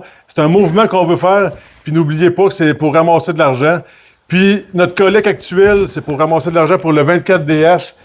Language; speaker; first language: French; native; French